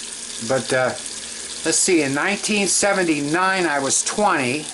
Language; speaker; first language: English; native; English